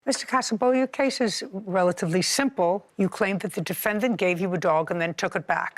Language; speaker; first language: English; native; English